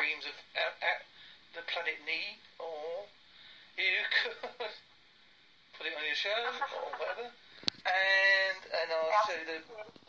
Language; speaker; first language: English; native; English